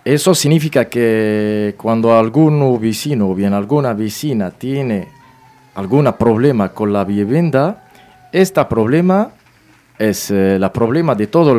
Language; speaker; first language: Spanish; non-native, learner; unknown